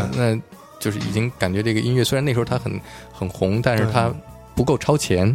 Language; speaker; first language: Chinese; native; Chinese